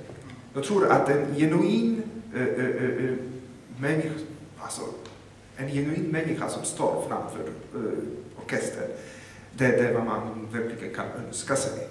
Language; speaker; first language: Swedish; non-native, fluent; Polish